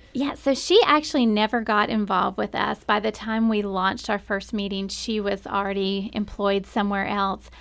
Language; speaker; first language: English; native; English